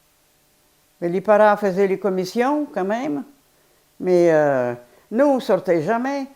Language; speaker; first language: French; non-native, fluent; Polish